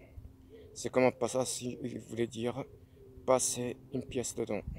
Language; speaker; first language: French; non-native, fluent; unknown